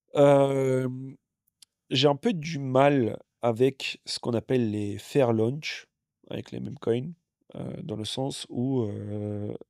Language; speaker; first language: French; non-native, fluent; Russian